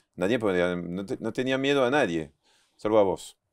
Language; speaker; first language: Spanish; non-native, fluent; French